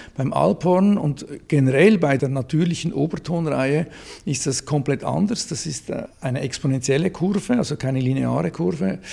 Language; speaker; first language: German; native; German